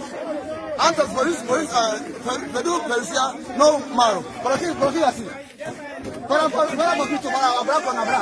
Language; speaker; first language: Spanish; non-native, learner; Haitian Creole